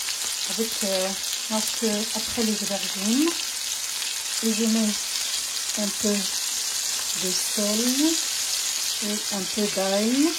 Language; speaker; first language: French; non-native, fluent; Arabic